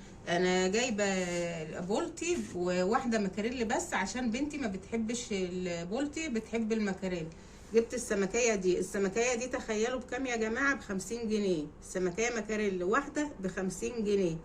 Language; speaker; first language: Arabic; native; Arabic